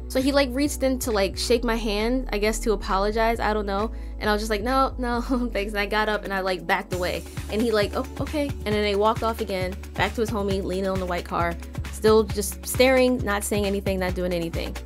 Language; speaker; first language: English; native; English